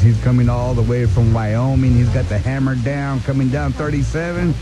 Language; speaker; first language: English; early bilingual, other home language; Spanish